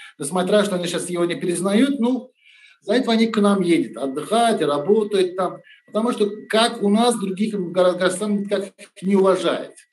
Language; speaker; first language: Russian; non-native, learner; Turkish